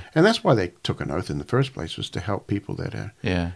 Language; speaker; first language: English; native; English